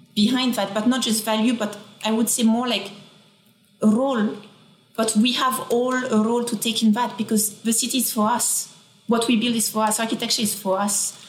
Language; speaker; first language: English; non-native, fluent; French